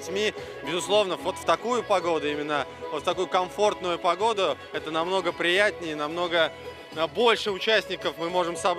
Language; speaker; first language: Russian; native; Russian